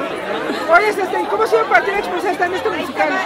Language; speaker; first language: Spanish; native; Spanish